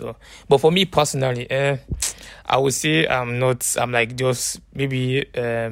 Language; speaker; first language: English; non-native, local second language; Yoruba